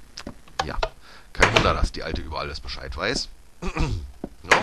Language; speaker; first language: German; native; German